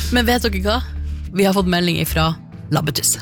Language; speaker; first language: Norwegian; native; Norwegian